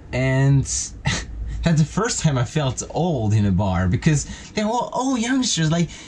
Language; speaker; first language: English; non-native, fluent; French